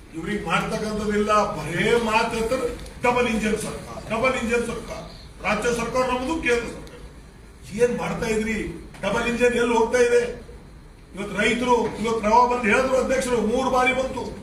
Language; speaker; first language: Kannada; native; Kannada